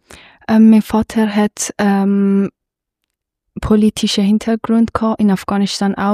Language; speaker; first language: German; non-native, fluent; Persian